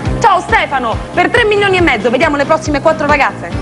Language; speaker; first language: Italian; native; Italian